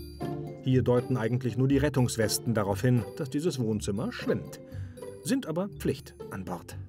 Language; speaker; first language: German; native; German